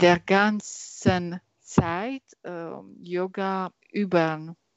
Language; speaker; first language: German; non-native, learner; French